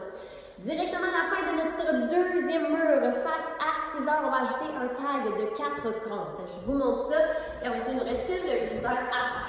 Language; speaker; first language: French; native; French